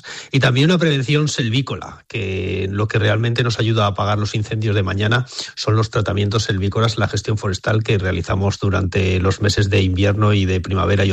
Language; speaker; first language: Spanish; native; Spanish